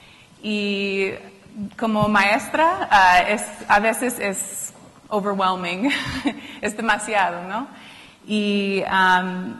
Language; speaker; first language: Spanish; non-native, fluent; English